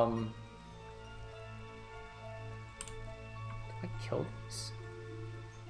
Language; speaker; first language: English; native; English